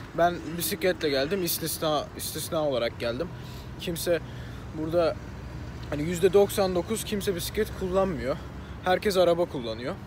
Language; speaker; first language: Turkish; native; Turkish